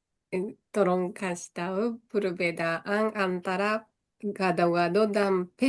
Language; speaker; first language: Indonesian; non-native, learner; Japanese